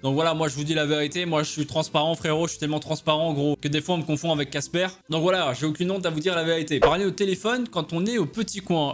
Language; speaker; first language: French; native; French